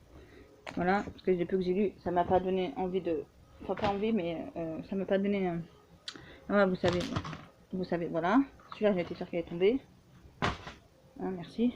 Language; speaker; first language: French; native; French